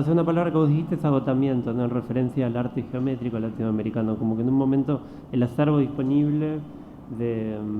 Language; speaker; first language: Spanish; native; Spanish